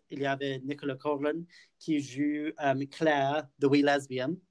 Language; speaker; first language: French; non-native, fluent; English